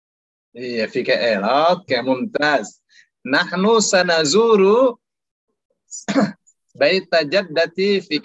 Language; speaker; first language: Arabic; non-native, fluent; Indonesian